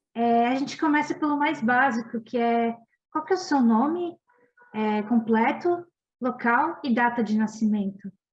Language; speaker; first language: Portuguese; native; Portuguese